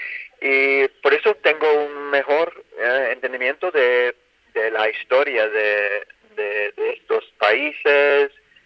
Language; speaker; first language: Spanish; non-native, fluent; English